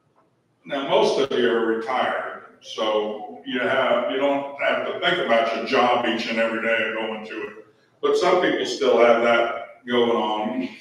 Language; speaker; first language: English; native; English